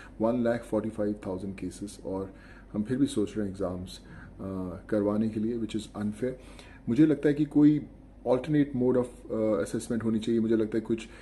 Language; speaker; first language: Hindi; non-native, local second language; Punjabi